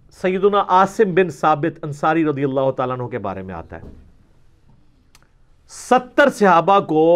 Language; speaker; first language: Urdu; non-native, local second language; Punjabi